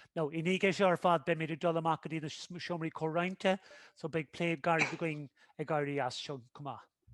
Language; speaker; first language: Irish; native; Irish